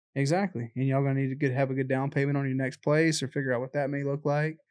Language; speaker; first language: English; native; English